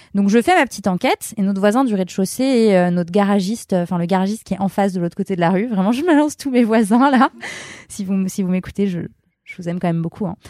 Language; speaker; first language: French; native; French